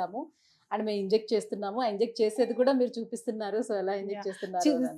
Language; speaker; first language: Telugu; native; Telugu